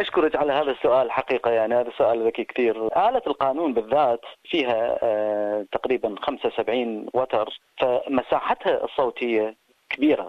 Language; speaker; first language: Arabic; native; Arabic